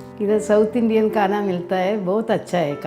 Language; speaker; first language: Hindi; non-native, local second language; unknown